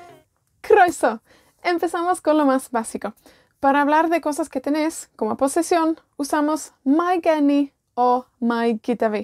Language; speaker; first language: Spanish; non-native, fluent; Welsh